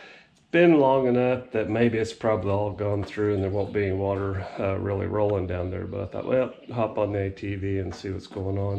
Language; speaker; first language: English; native; English